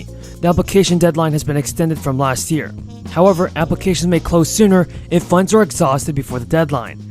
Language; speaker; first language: English; native; English